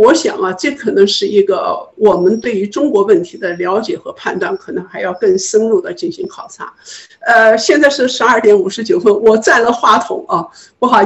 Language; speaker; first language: Chinese; native; Chinese